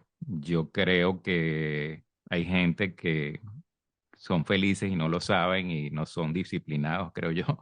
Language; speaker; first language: Spanish; native; Spanish